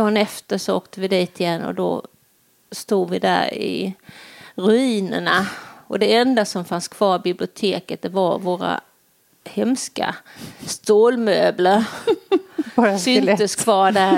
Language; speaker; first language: Swedish; native; Swedish